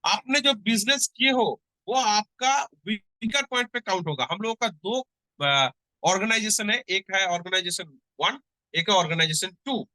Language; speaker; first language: Hindi; non-native, local second language; Bangla